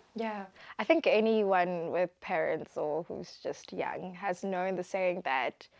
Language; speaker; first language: English; non-native, local second language; Tswana